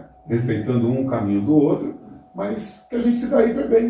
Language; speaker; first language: Portuguese; native; Portuguese